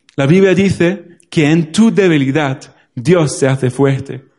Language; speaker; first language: Spanish; non-native, fluent; German